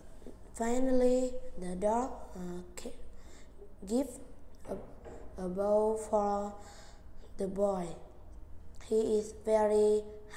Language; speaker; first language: English; non-native, learner; Vietnamese